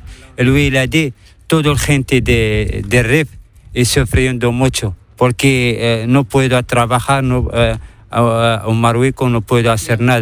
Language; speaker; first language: Spanish; non-native, learner; Arabic